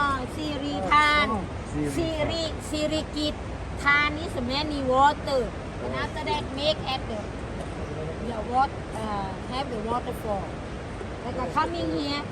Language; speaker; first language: English; non-native, learner; Thai